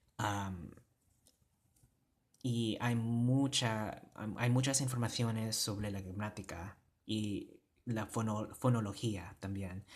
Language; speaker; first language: Spanish; non-native, learner; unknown